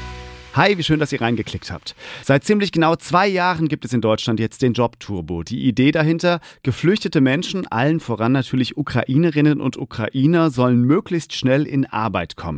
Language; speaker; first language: German; native; German